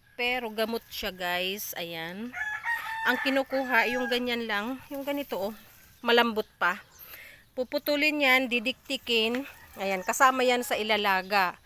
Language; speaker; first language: Filipino; non-native, local second language; Bikol